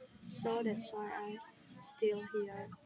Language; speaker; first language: English; non-native, learner; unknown